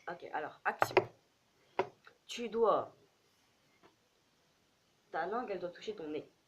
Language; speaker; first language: French; native; French